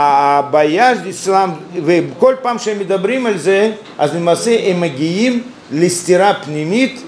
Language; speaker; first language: Hebrew; non-native, fluent; Russian